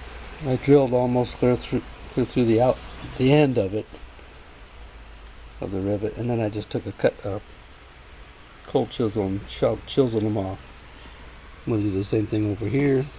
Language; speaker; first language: English; native; English